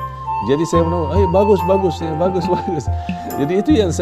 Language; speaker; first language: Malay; non-native, fluent; Arabic